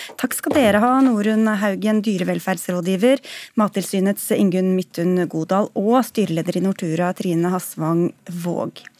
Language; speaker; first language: Norwegian; native; Norwegian